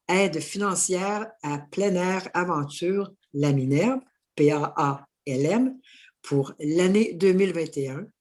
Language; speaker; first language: French; native; French